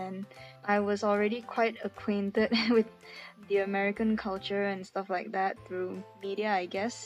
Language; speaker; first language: English; non-native, local second language; Chinese